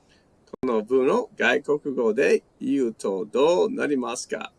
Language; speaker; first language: Japanese; non-native, learner; English